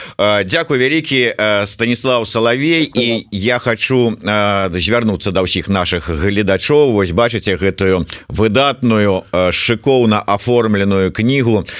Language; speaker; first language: Belarusian; non-native, local second language; Russian